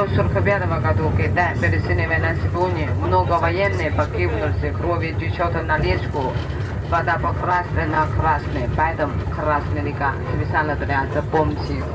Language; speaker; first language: Russian; non-native, learner; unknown